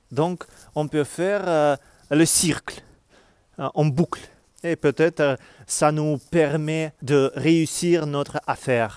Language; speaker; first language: French; non-native, learner; Russian